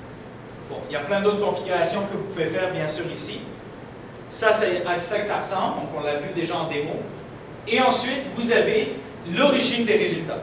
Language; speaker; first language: French; native; French